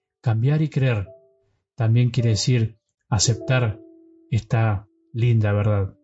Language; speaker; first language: Spanish; native; Spanish